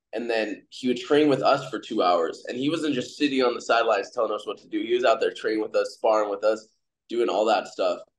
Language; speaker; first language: English; native; English